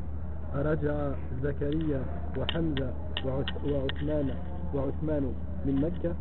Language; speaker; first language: Arabic; non-native, learner; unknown